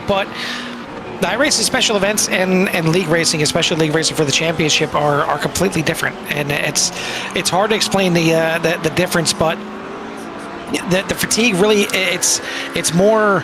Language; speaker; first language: English; native; English